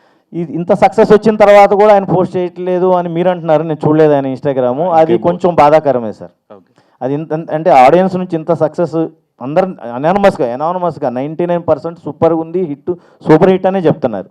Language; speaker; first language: Telugu; native; Telugu